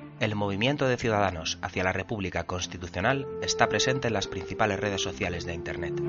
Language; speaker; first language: Spanish; native; Spanish